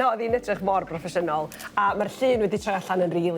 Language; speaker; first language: Welsh; native; Welsh